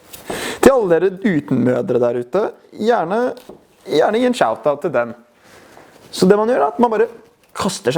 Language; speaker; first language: Norwegian; native; Norwegian